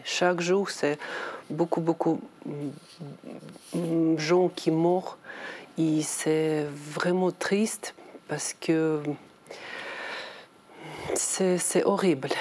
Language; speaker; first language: French; non-native, learner; Ukrainian